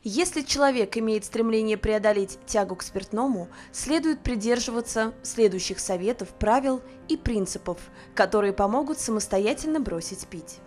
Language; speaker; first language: Russian; native; Russian